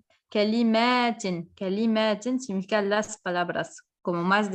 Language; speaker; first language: Spanish; non-native, fluent; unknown